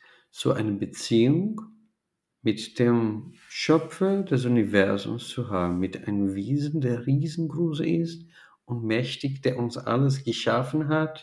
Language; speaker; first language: German; non-native, fluent; Portuguese